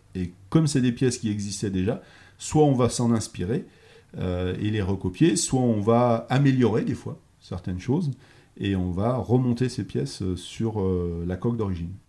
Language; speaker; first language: French; native; French